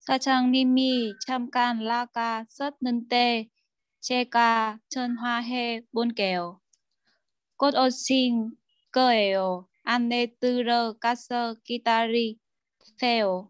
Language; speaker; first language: Korean; non-native, learner; Vietnamese